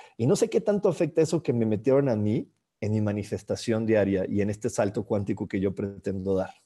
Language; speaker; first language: Spanish; native; Spanish